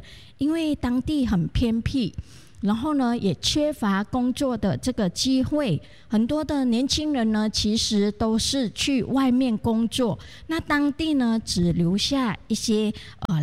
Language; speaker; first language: Chinese; native; Chinese